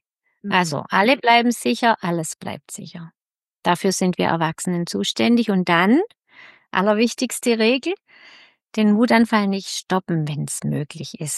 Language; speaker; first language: German; native; German